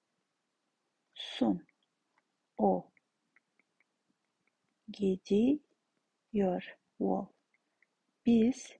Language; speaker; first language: Turkish; non-native, fluent; Kazakh